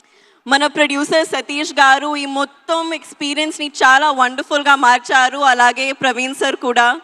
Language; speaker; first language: Telugu; non-native, learner; Hindi